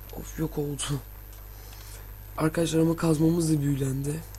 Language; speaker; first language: Turkish; native; Turkish